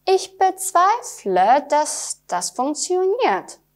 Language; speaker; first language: German; non-native, fluent; Persian